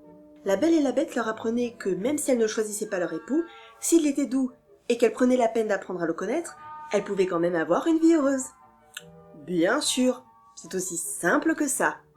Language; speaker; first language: French; native; French